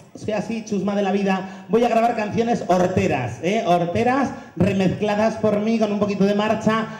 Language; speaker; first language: Spanish; native; Spanish